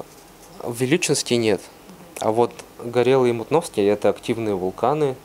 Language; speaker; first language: Russian; native; Russian